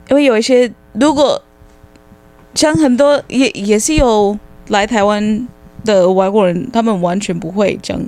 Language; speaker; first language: Chinese; non-native, fluent; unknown